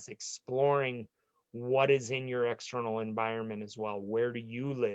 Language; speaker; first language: English; native; English